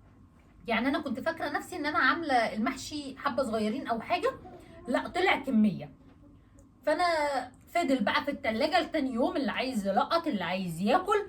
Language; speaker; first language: Arabic; native; Arabic